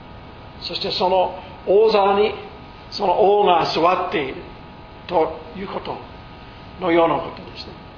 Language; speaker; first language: Japanese; non-native, fluent; English